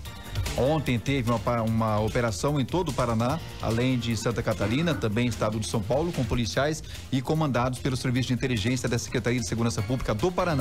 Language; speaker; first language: Portuguese; native; Portuguese